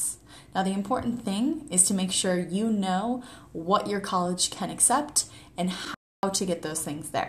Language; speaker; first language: English; native; English